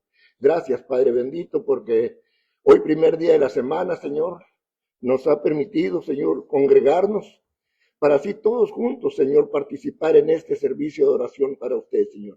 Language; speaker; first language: Spanish; native; Spanish